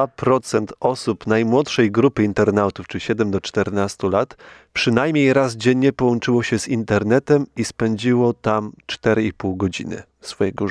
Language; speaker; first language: Polish; native; Polish